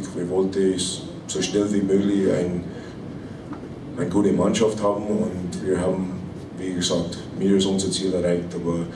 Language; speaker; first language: German; non-native, fluent; English